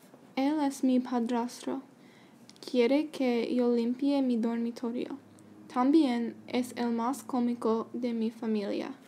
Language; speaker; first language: Spanish; non-native, learner; English